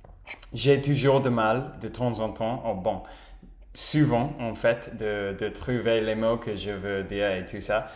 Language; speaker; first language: French; non-native, learner; English